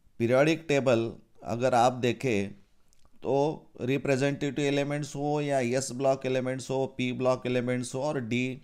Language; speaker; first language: Hindi; non-native, local second language; Marathi